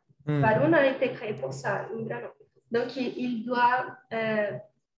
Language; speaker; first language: French; non-native, fluent; Portuguese